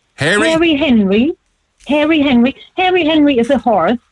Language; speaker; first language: English; non-native, fluent; German